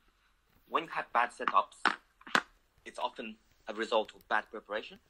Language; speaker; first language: English; non-native, fluent; Japanese